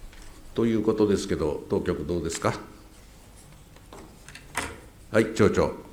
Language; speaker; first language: Japanese; native; Japanese